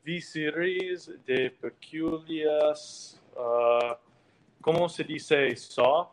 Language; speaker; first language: Spanish; non-native, learner; English